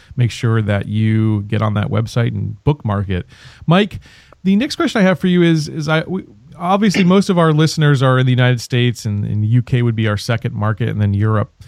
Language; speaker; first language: English; native; English